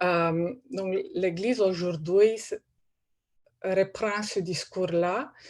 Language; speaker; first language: French; non-native, fluent; Romanian